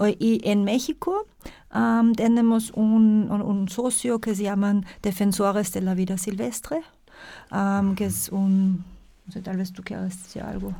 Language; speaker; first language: Spanish; non-native, fluent; German